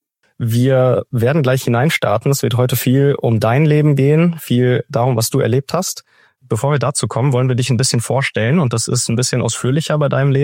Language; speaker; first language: German; native; German